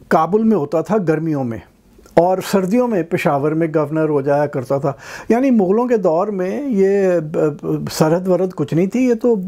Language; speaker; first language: Urdu; native; Urdu